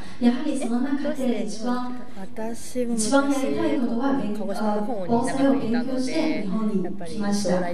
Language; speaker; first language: Japanese; non-native, fluent; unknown